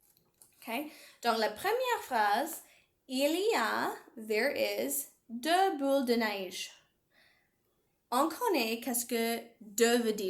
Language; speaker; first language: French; non-native, learner; English